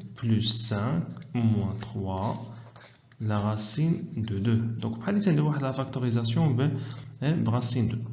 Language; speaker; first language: French; non-native, local second language; Arabic